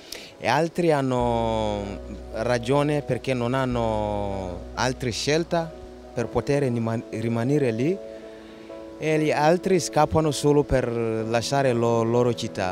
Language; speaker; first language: Italian; non-native, learner; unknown